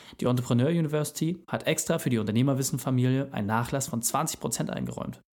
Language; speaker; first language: German; native; German